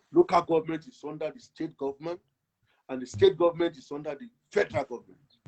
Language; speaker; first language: English; non-native, local second language; Yoruba